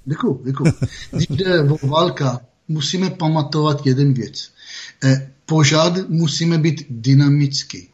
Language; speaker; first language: Czech; non-native, fluent; Hebrew